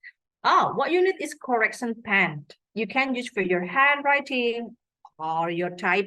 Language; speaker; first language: English; non-native, fluent; Indonesian